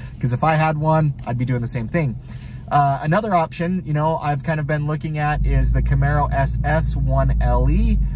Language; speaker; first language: English; native; English